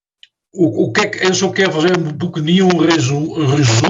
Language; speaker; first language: Portuguese; non-native, fluent; Dutch